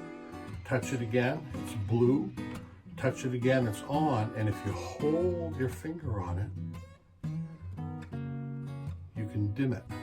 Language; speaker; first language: English; native; English